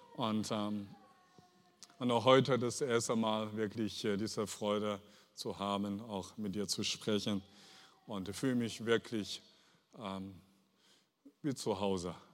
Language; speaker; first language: German; non-native, fluent; Chinese